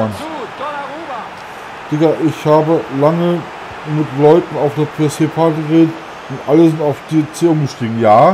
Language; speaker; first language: German; native; German